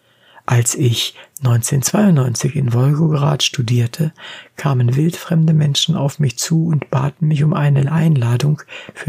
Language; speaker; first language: German; native; German